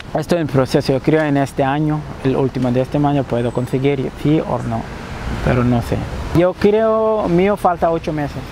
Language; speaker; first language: Spanish; non-native, learner; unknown